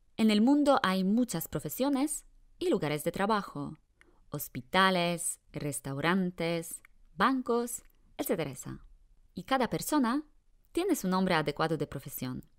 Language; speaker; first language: Spanish; non-native, fluent; Polish